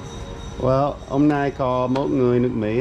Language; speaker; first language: Vietnamese; non-native, learner; English